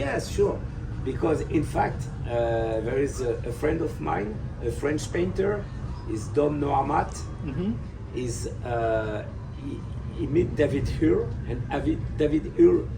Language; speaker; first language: English; non-native, learner; French